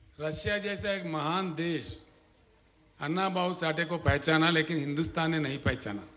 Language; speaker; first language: Hindi; non-native, local second language; Telugu